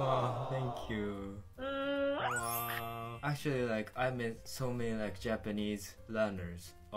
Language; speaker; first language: English; non-native, fluent; Japanese